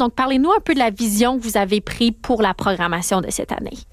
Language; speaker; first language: French; native; French